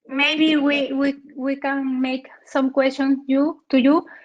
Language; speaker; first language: English; non-native, learner; Spanish